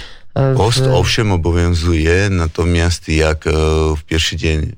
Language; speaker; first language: Polish; non-native, fluent; Georgian